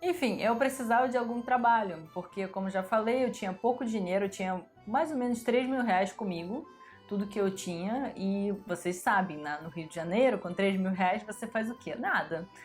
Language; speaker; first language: Portuguese; non-native, fluent; Russian